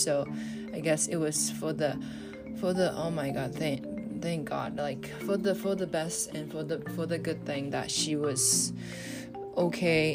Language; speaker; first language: English; non-native, fluent; Japanese